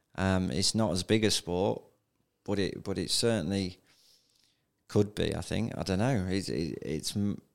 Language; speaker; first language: English; native; English